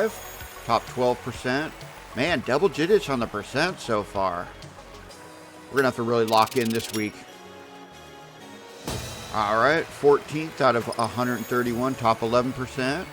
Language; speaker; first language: English; native; English